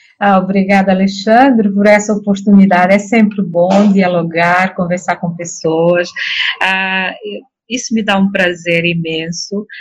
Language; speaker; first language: Portuguese; non-native, local second language; Kabuverdianu